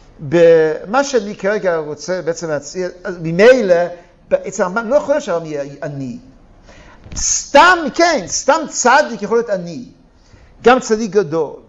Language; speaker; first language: Hebrew; native; Hebrew